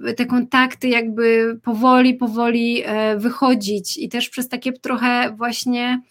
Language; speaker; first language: Polish; native; Polish